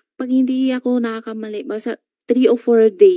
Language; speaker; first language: Filipino; non-native, learner; Chinese